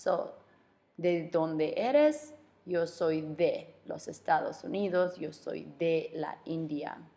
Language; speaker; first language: Spanish; non-native, fluent; English